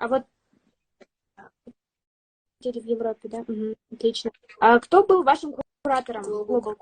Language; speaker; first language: Russian; native; Russian